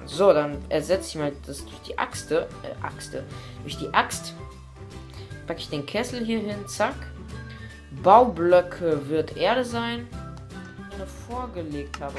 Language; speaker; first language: German; native; German